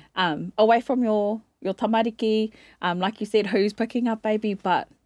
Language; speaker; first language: English; native; English